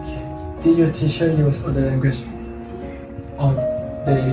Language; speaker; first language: English; non-native, learner; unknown